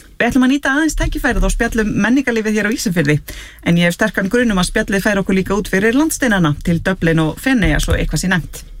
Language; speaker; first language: Icelandic; native; Icelandic